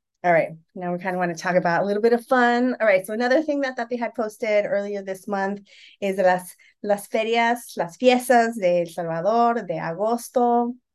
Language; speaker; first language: English; early bilingual, other home language; Spanish